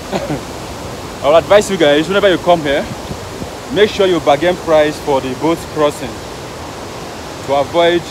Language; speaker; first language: English; non-native, local second language; Igbo